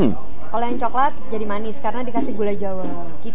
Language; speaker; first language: Indonesian; native; Indonesian